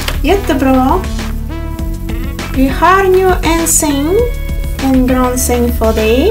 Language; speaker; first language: Swedish; non-native, fluent; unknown